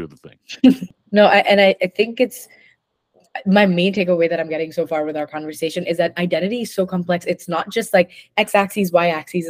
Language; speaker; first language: English; non-native, local second language; Hindi